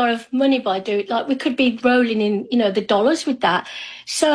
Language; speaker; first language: English; native; English